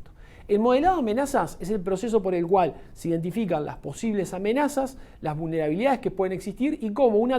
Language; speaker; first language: Spanish; native; Spanish